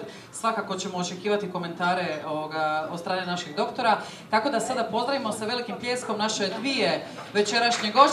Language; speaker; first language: Croatian; native; Croatian